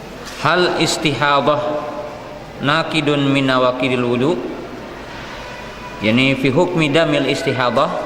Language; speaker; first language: Arabic; non-native, fluent; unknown